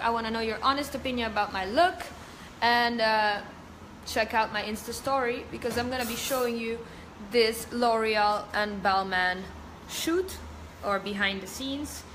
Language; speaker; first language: English; non-native, fluent; Russian